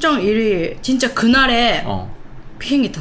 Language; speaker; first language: Korean; non-native, learner; Japanese